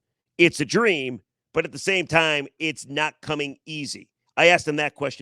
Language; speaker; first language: English; native; English